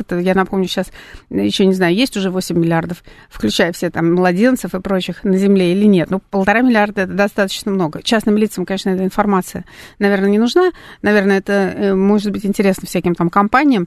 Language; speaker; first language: Russian; native; Russian